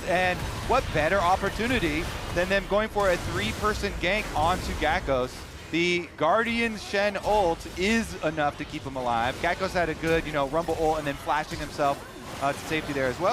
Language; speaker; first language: English; native; English